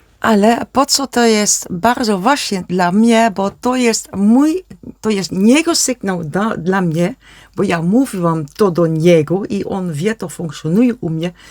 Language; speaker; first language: Polish; non-native, learner; Dutch